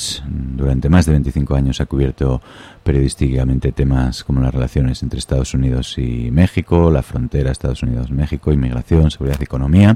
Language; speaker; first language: Spanish; native; Spanish